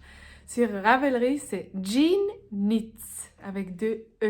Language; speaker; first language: French; non-native, local second language; Swiss German